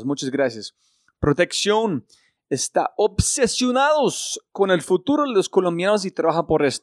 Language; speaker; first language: Spanish; non-native, fluent; English